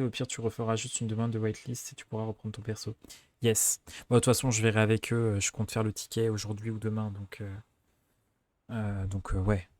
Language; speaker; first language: French; native; French